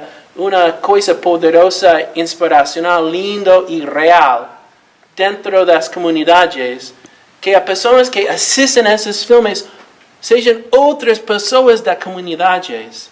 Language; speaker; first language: Portuguese; non-native, learner; Spanish